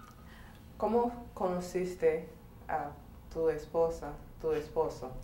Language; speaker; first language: Spanish; non-native, fluent; English